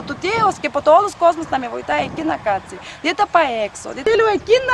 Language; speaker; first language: Greek; non-native, learner; Bulgarian